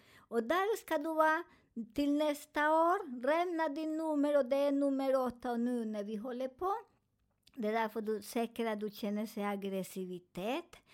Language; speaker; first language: Swedish; non-native, learner; Spanish